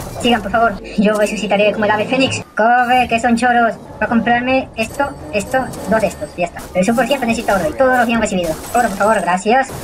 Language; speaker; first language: Spanish; native; Spanish